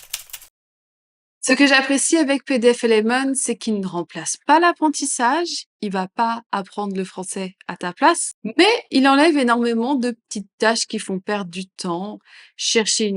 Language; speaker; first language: French; native; French